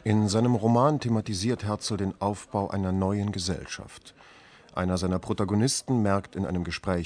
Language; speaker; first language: German; native; German